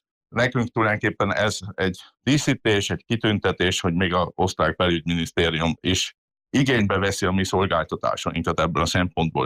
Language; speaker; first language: Hungarian; native; Hungarian